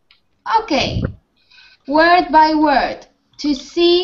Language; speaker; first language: English; non-native, fluent; Spanish